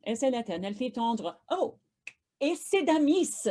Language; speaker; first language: French; non-native, fluent; English